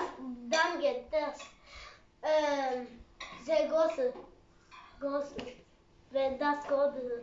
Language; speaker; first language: German; early bilingual, other home language; Urdu